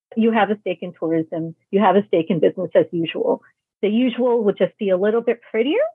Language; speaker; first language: English; native; English